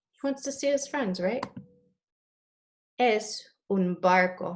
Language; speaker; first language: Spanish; non-native, fluent; English